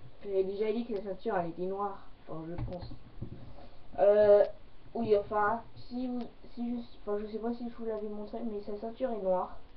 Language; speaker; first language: French; native; French